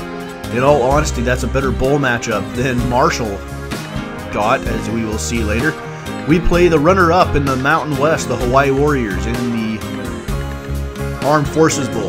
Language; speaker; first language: English; native; English